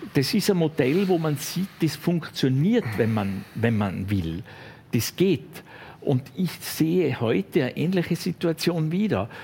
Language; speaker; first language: German; native; German